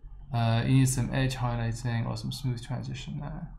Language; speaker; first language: English; native; English